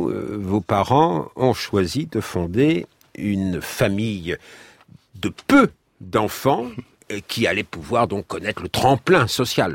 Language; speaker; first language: French; native; French